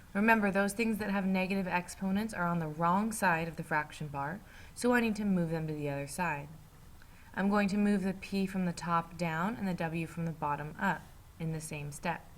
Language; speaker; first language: English; native; English